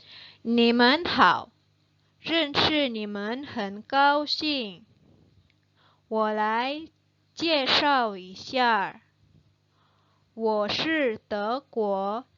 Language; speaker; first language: Chinese; non-native, fluent; Indonesian